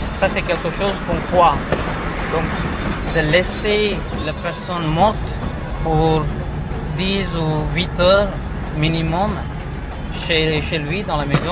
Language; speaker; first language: French; non-native, fluent; Tamil